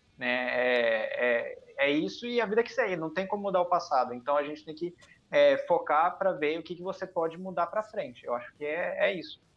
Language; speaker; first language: Portuguese; early bilingual, heritage; Portuguese